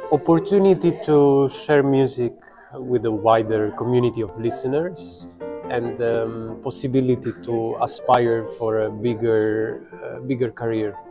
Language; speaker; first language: English; non-native, fluent; Ukrainian